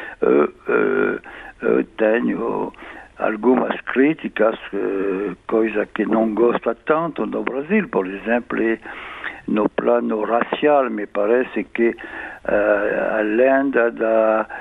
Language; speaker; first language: Portuguese; non-native, fluent; French